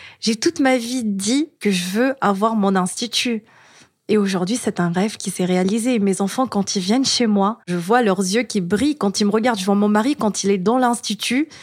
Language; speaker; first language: French; non-native, local second language; Arabic